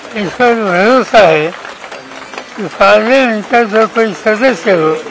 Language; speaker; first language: Hindi; non-native, local second language; Marathi